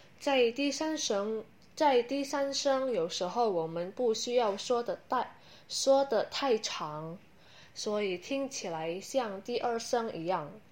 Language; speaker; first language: Chinese; non-native, learner; Indonesian